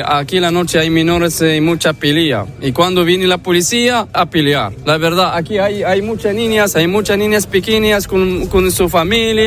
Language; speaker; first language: Spanish; non-native, learner; Arabic